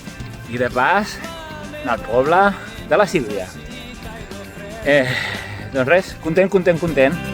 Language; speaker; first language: Catalan; native; Catalan